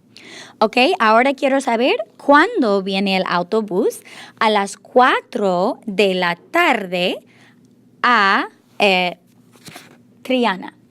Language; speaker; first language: Spanish; non-native, fluent; English